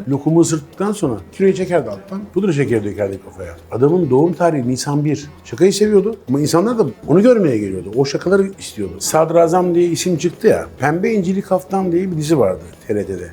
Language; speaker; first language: Turkish; native; Turkish